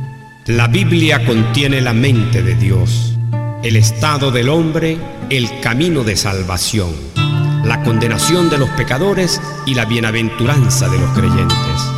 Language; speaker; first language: Spanish; native; Spanish